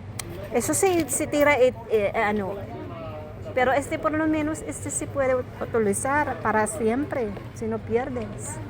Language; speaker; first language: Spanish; non-native, learner; Filipino